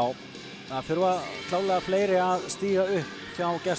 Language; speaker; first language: Icelandic; native; Icelandic